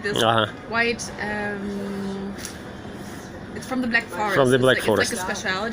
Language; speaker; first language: English; non-native, fluent; German